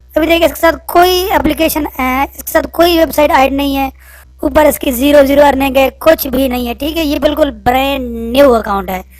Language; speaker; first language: Urdu; non-native, local second language; Punjabi